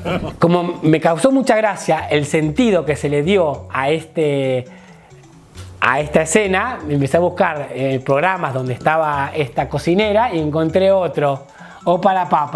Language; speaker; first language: Spanish; native; Spanish